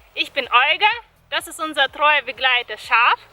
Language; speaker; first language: German; non-native, fluent; Russian